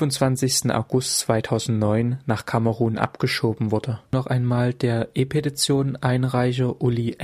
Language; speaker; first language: German; native; German